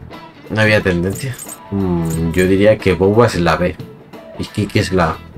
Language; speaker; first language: Spanish; native; Spanish